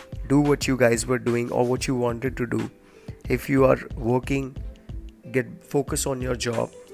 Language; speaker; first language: English; non-native, local second language; Hindi